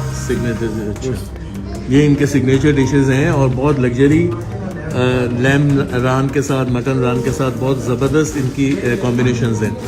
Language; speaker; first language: Hindi; native; Hindi